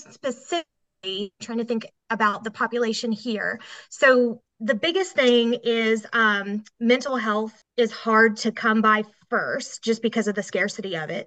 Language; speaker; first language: English; native; English